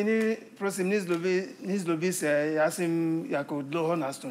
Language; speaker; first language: Czech; non-native, learner; English